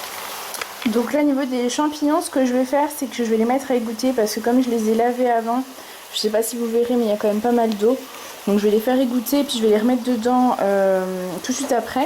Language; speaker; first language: French; native; French